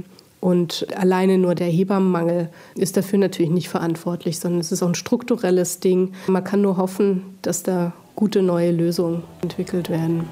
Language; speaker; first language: German; native; German